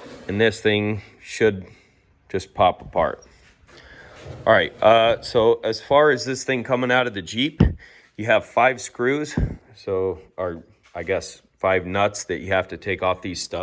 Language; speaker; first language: English; native; English